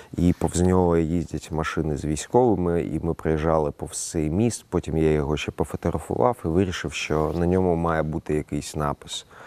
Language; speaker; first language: Ukrainian; non-native, local second language; Russian